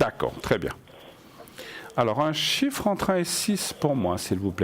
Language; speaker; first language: French; native; French